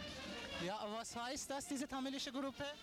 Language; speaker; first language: German; non-native, learner; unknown